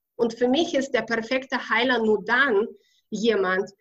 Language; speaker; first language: German; non-native, fluent; Russian